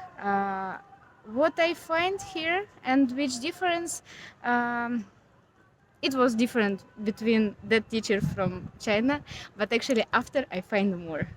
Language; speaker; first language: English; non-native, learner; Ukrainian